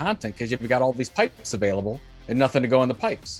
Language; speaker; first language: English; native; English